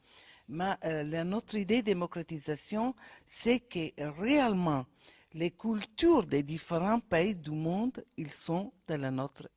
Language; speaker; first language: French; non-native, fluent; Italian